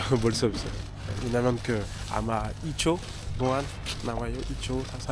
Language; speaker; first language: Korean; non-native, learner; French